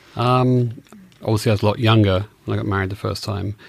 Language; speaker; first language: English; native; English